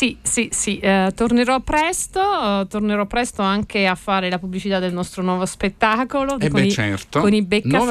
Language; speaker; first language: Italian; native; Italian